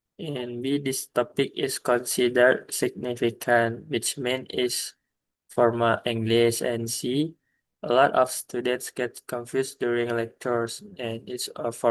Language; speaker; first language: English; non-native, learner; Indonesian